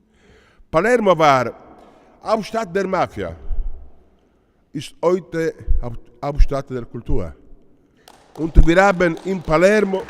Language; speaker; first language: German; non-native, learner; Italian